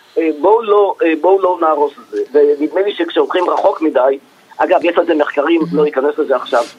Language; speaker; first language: Hebrew; native; Hebrew